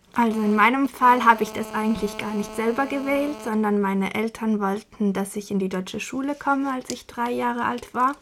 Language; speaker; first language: German; non-native, fluent; Spanish